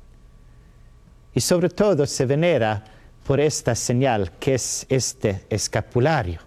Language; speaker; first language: Spanish; non-native, learner; Swedish